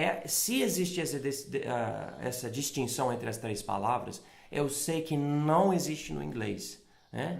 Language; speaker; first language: Portuguese; non-native, fluent; English